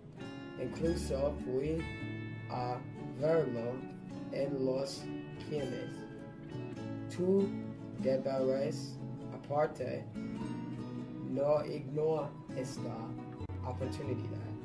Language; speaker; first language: Spanish; non-native, learner; English